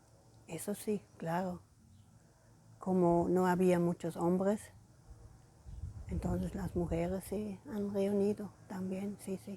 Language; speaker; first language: Spanish; non-native, fluent; German